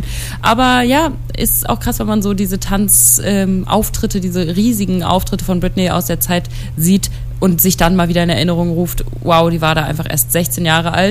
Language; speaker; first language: German; native; German